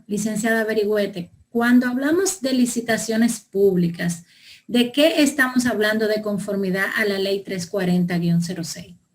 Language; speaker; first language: Spanish; native; Spanish